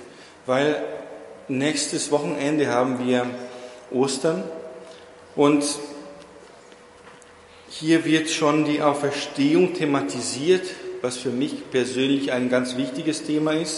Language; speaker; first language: German; non-native, fluent; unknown